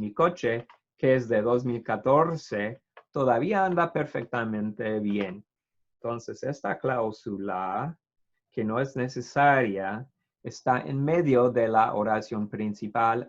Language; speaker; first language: Spanish; non-native, fluent; English